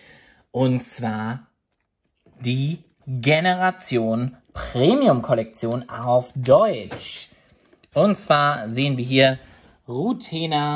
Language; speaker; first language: German; native; German